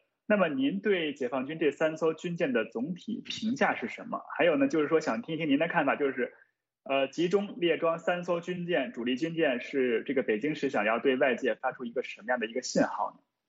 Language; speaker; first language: Chinese; native; Chinese